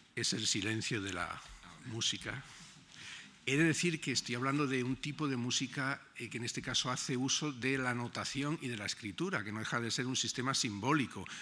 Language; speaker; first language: Spanish; native; Spanish